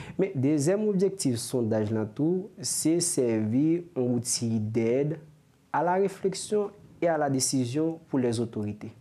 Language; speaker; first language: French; non-native, local second language; Haitian Creole